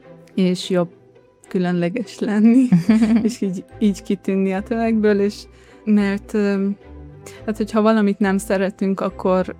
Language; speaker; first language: Hungarian; early bilingual, heritage; Hungarian